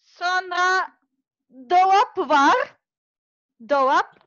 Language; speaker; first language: Turkish; non-native, learner; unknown